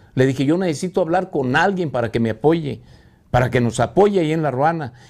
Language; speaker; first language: Spanish; native; Spanish